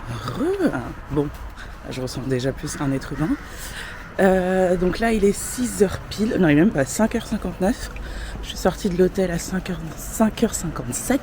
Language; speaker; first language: French; native; French